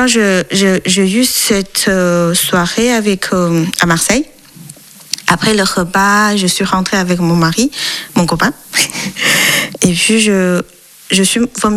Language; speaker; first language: French; non-native, learner; Chinese